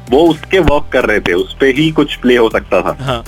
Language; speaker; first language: Hindi; native; Hindi